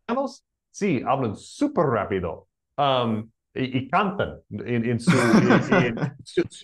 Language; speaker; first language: Spanish; non-native, learner; English